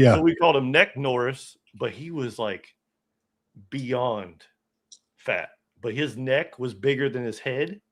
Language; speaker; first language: English; native; English